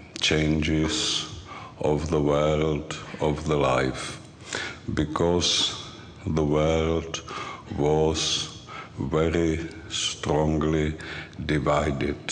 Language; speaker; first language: English; non-native, learner; Czech